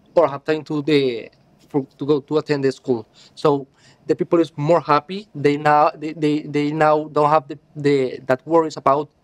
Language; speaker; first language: English; non-native, learner; Spanish